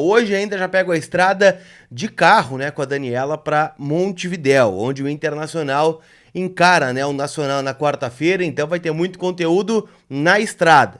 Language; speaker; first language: Portuguese; native; Portuguese